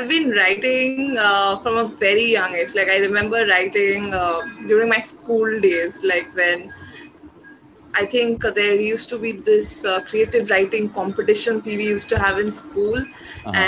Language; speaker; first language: English; non-native, local second language; Bangla